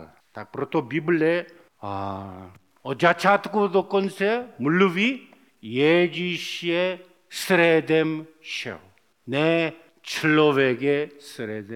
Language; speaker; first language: Czech; non-native, learner; Korean